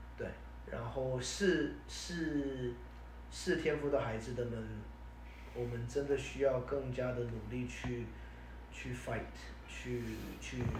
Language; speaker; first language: Chinese; early bilingual, heritage; Chinese